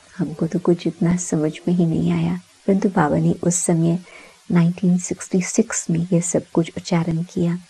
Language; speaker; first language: Hindi; early bilingual, heritage; Sindhi